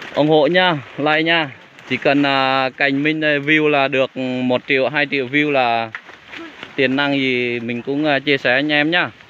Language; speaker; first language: Vietnamese; non-native, local second language; Jarai